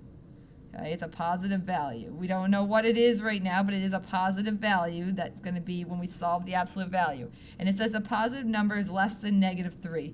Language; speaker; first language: English; native; English